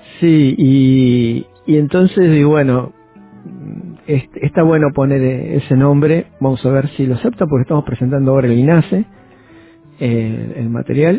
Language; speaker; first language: Spanish; native; Spanish